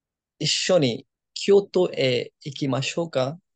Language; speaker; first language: Japanese; non-native, learner; Bangla